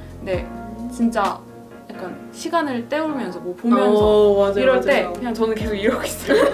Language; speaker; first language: Korean; native; Korean